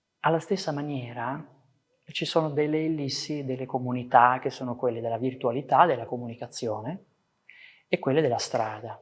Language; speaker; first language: Italian; early bilingual, other home language; Persian